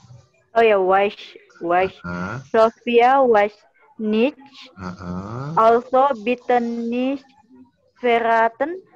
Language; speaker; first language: German; non-native, learner; Indonesian